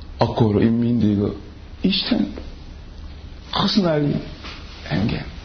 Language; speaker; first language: Hungarian; non-native, learner; Korean